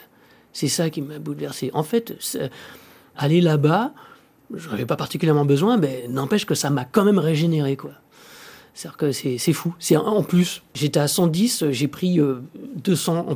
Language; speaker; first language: French; native; French